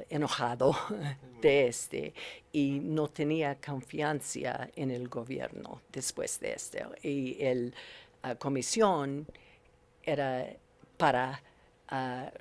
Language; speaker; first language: Spanish; non-native, learner; English